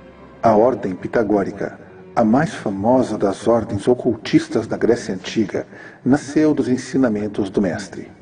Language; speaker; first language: Portuguese; native; Portuguese